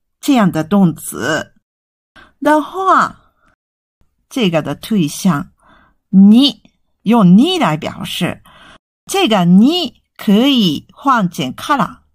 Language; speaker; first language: Chinese; non-native, fluent; Japanese